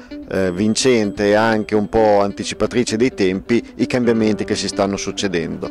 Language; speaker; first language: Italian; native; Italian